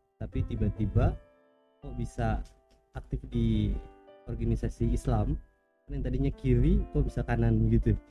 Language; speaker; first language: Indonesian; native; Indonesian